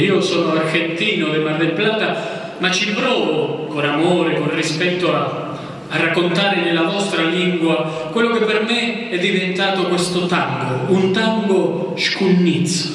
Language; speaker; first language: Italian; non-native, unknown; Spanish